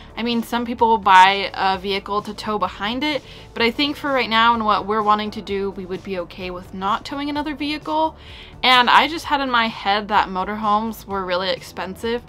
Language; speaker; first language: English; native; English